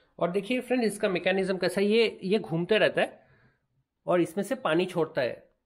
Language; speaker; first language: Hindi; non-native, local second language; Bangla